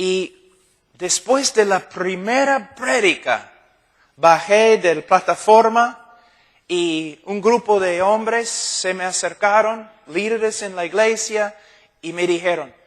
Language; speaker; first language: Spanish; non-native, fluent; English